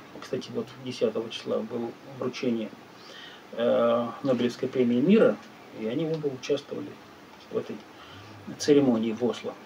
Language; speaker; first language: Russian; native; Russian